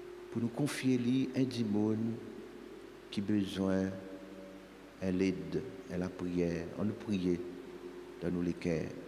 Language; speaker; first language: French; non-native, local second language; Seselwa Creole French